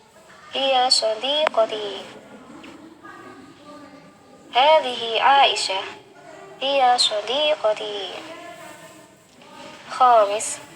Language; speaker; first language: Arabic; non-native, learner; Indonesian